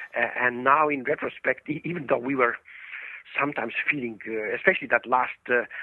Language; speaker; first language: English; early bilingual, other home language; Estonian